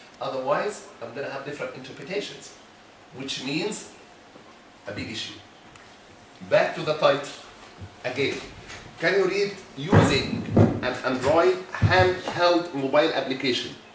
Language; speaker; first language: English; non-native, fluent; Arabic